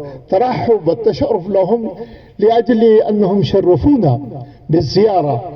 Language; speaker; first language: Arabic; non-native, fluent; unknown